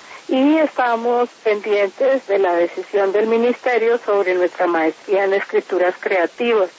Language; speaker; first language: Spanish; native; Spanish